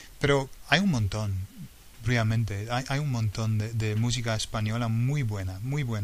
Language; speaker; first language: Spanish; non-native, fluent; English